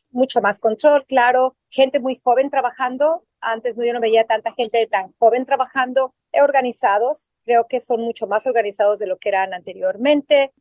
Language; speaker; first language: Spanish; native; Spanish